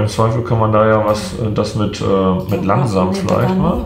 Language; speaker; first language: German; native; German